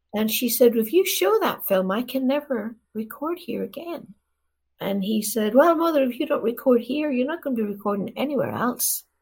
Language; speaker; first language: English; native; English